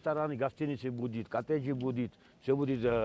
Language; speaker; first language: Russian; non-native, fluent; Georgian